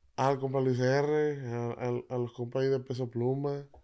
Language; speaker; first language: Spanish; native; Spanish